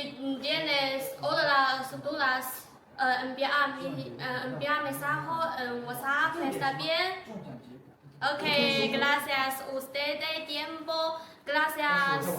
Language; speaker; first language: Spanish; non-native, learner; Chinese